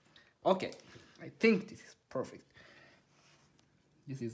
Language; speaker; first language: English; non-native, learner; Japanese